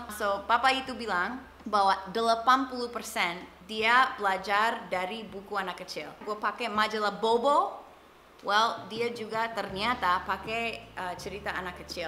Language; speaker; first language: Indonesian; non-native, fluent; English